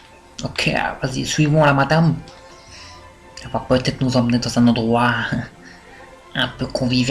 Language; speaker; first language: French; native; French